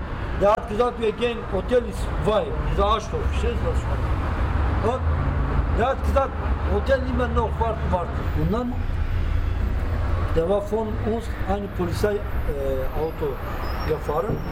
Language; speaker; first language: German; non-native, learner; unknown